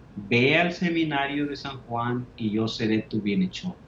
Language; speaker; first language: Spanish; native; Spanish